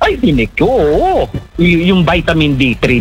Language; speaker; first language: Filipino; non-native, local second language; Hiligaynon